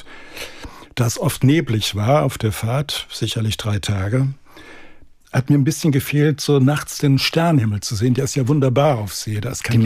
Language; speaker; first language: German; native; German